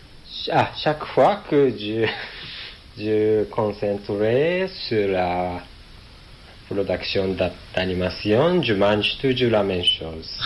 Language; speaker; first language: French; non-native, learner; Japanese